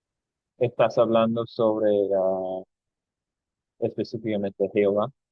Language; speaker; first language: Spanish; non-native, fluent; English